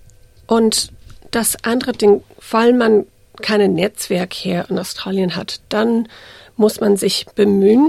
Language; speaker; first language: German; non-native, fluent; English